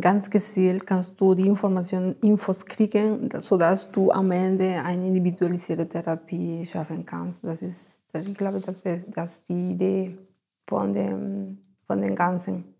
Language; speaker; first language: German; non-native, fluent; Spanish